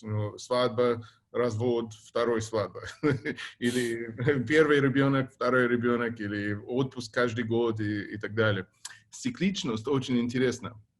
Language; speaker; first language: Russian; non-native, fluent; English